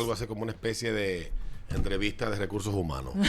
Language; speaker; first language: Spanish; native; Spanish